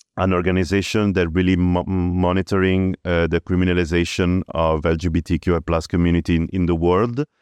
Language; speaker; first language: English; early bilingual, other home language; Italian